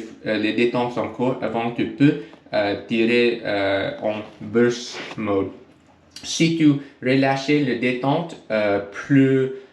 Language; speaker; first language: French; non-native, learner; English